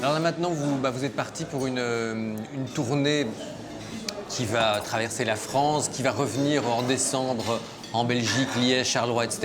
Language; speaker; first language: French; native; French